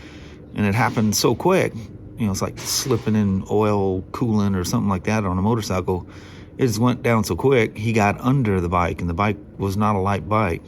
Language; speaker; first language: English; native; English